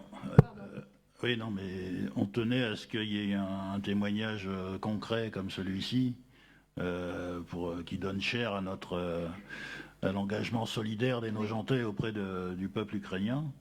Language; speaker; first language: French; native; French